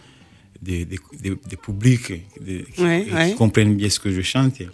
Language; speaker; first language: French; non-native, local second language; Kinyarwanda